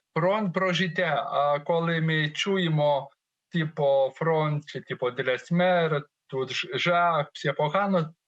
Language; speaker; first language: Ukrainian; non-native, learner; Lithuanian